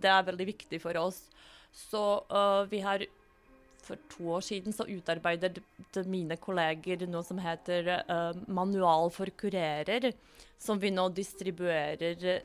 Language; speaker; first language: Norwegian; non-native, fluent; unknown